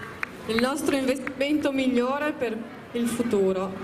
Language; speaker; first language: Italian; native; Italian